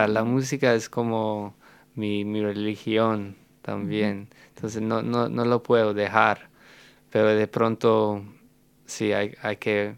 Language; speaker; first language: Spanish; non-native, fluent; English